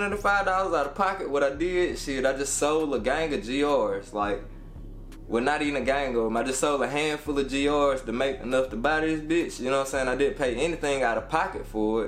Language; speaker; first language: English; native; English